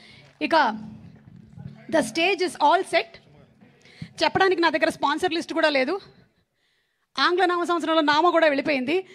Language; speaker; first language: Telugu; native; Telugu